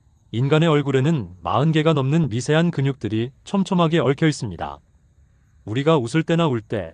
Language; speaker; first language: Korean; native; Korean